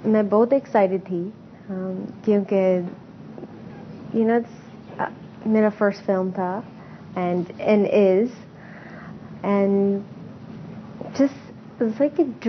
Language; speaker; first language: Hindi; non-native, learner; English